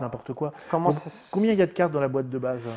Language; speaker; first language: French; native; French